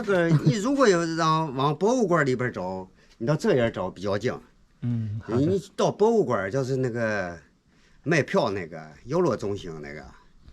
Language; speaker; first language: Chinese; native; Chinese